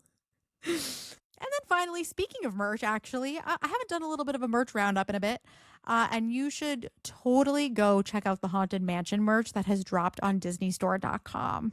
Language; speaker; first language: English; native; English